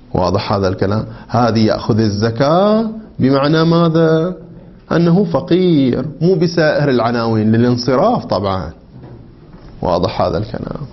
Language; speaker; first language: Arabic; native; Arabic